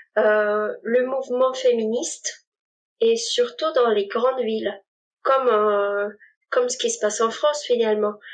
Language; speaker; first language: French; non-native, fluent; Spanish